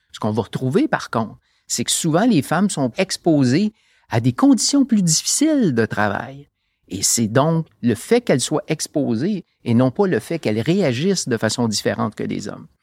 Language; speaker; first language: French; native; French